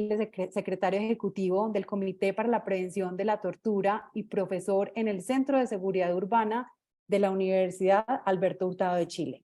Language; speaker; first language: Spanish; native; Spanish